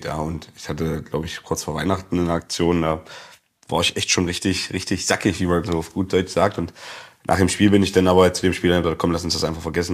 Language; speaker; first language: German; native; German